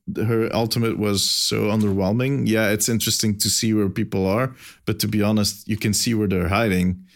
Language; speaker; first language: English; non-native, fluent; Dutch